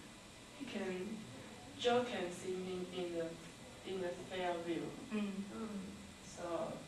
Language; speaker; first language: English; non-native, learner; Chinese